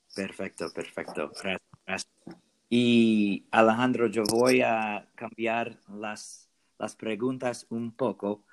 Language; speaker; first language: Spanish; non-native, learner; English